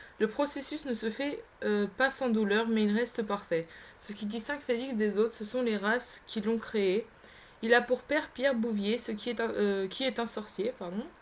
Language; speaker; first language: French; early bilingual, other home language; Polish